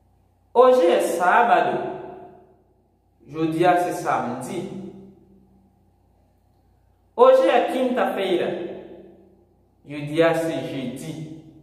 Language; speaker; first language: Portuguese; non-native, fluent; Haitian Creole